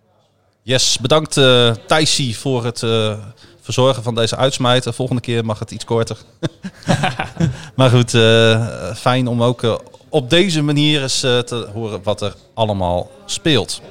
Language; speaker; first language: Dutch; native; Dutch